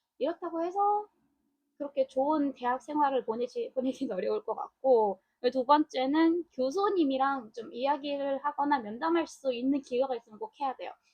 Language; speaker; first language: Korean; non-native, fluent; Mongolian